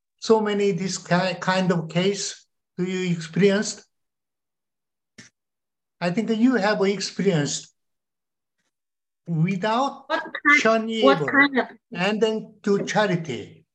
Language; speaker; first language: English; non-native, learner; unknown